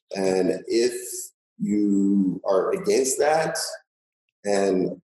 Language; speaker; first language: English; non-native, local second language; Yoruba